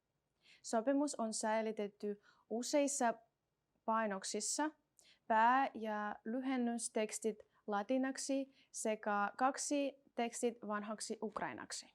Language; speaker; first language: Finnish; non-native, fluent; Ukrainian